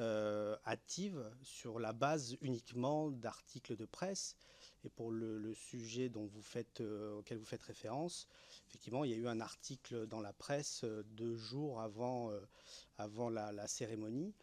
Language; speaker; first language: French; native; French